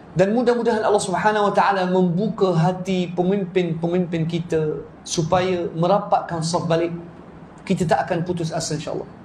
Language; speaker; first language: Malay; non-native, fluent; Arabic